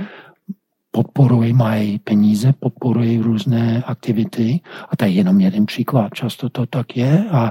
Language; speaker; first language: Czech; non-native, fluent; English